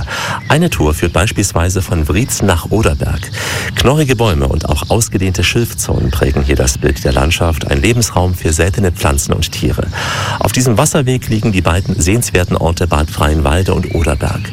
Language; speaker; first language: German; native; German